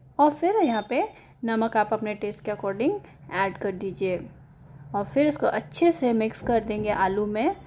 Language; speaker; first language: Hindi; native; Hindi